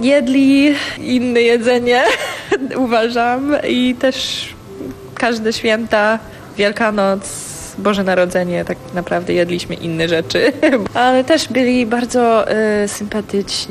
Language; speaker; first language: Polish; non-native, fluent; English